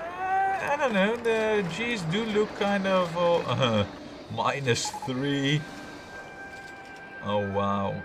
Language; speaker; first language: English; non-native, fluent; Dutch